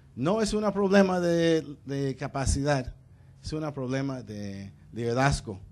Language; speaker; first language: Spanish; early bilingual, other home language; English